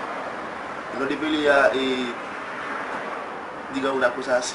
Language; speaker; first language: Spanish; non-native, learner; Haitian Creole